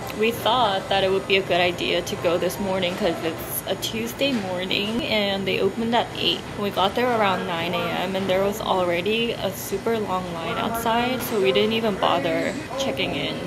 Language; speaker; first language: English; early bilingual, other home language; Korean